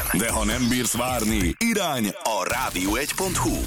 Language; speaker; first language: Hungarian; native; Hungarian